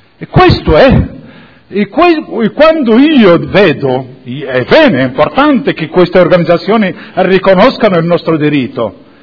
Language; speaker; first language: Italian; non-native, fluent; Arabic